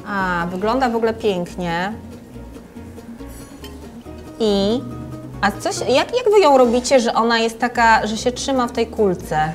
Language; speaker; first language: Polish; native; Polish